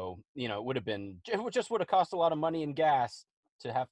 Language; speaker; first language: English; native; English